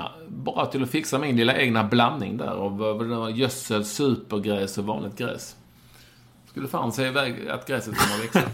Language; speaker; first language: Swedish; native; Swedish